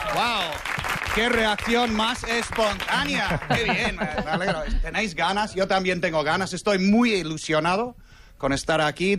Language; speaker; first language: Spanish; non-native, fluent; English